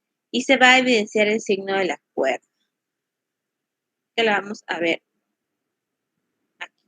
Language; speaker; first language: Spanish; native; Spanish